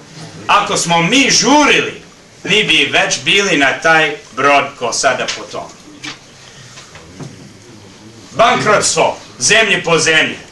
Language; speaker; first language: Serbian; early bilingual, heritage; Serbian